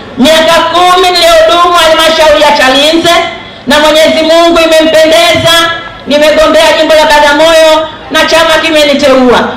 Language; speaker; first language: Swahili; native; Swahili